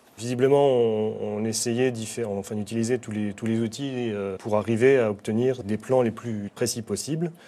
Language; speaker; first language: French; native; French